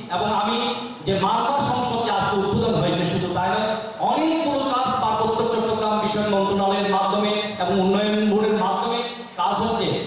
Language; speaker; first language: Bangla; non-native, local second language; Marma